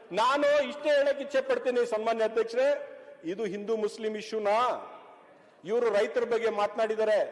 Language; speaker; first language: Kannada; non-native, local second language; Urdu